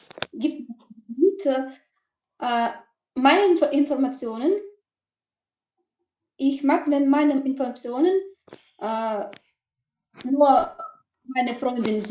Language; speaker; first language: German; non-native, learner; Macedonian